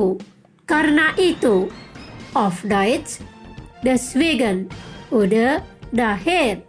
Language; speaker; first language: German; non-native, fluent; Indonesian